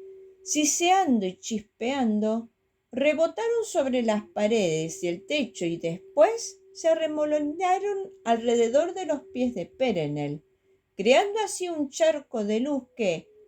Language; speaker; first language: Spanish; native; Spanish